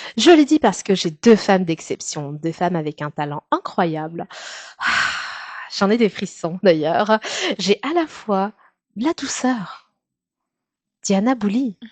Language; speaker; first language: French; native; French